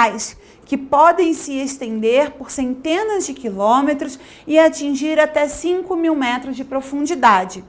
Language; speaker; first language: Portuguese; native; Portuguese